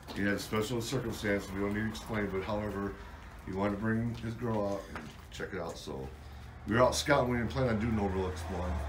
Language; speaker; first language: English; native; English